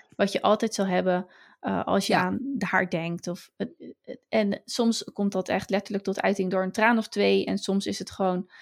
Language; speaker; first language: Dutch; native; Dutch